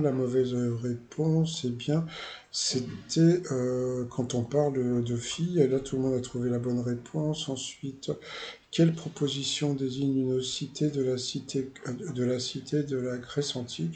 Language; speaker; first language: French; native; French